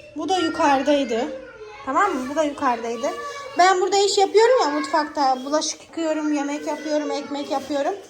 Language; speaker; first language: Turkish; native; Turkish